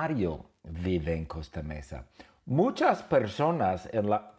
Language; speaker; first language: Spanish; non-native, fluent; English